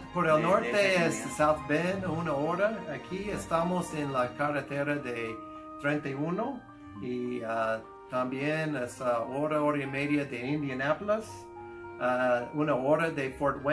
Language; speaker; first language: Spanish; non-native, fluent; English